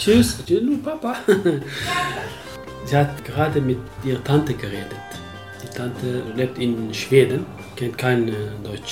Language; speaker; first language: German; non-native, local second language; Kurdish